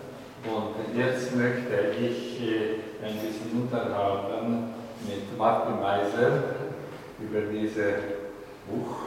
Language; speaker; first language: German; non-native, learner; Hungarian